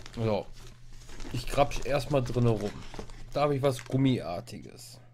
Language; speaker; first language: German; non-native, fluent; English